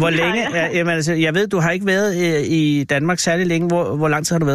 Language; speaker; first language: Danish; native; Danish